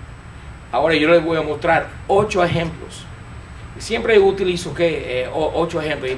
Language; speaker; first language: Spanish; non-native, fluent; English